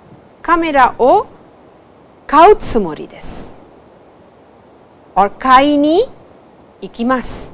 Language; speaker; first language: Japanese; non-native, fluent; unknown